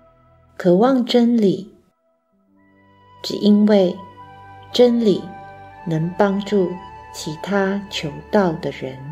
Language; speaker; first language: Chinese; native; Chinese